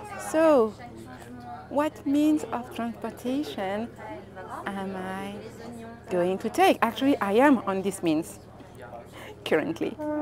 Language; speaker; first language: English; non-native, fluent; French